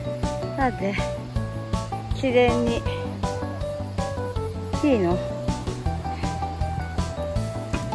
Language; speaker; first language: Japanese; native; Japanese